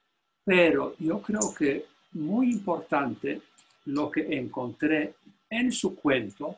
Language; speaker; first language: Spanish; non-native, fluent; Polish